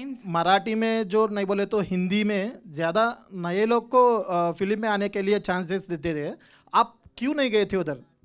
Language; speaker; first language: Hindi; non-native, local second language; Telugu